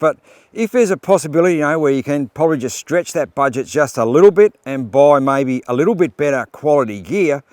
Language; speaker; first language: English; native; English